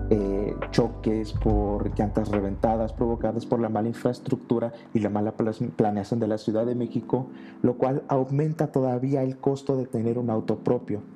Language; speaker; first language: Spanish; native; Spanish